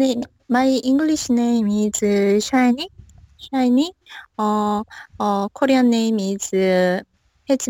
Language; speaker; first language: English; non-native, learner; Korean